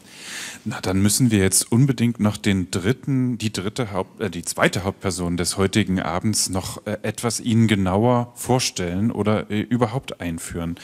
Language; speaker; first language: German; native; German